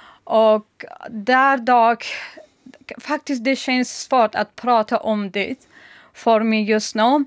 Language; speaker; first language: Swedish; non-native, learner; Persian